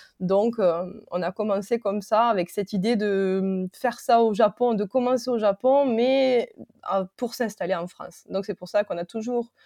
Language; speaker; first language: French; native; French